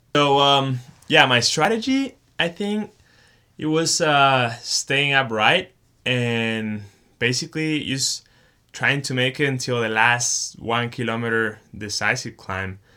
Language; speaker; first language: English; non-native, fluent; Spanish